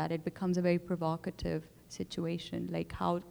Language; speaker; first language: English; non-native, local second language; Urdu